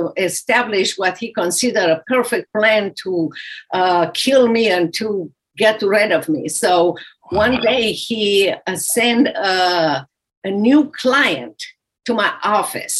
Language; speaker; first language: English; non-native, fluent; Romanian